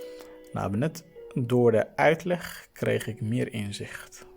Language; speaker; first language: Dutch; non-native, fluent; Tigrinya